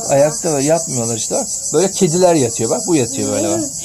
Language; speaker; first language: Turkish; native; Turkish